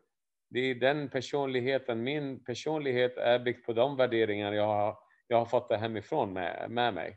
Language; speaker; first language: Swedish; non-native, fluent; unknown